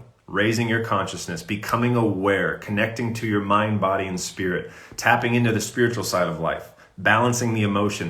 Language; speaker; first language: English; native; English